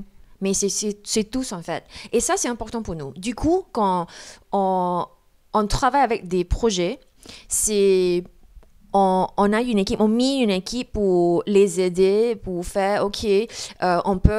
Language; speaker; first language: French; non-native, fluent; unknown